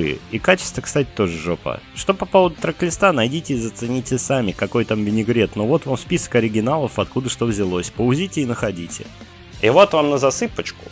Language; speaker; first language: Russian; native; Russian